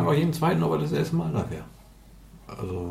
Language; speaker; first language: German; native; German